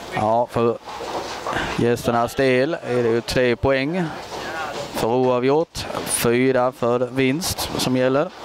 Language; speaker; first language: Swedish; native; Swedish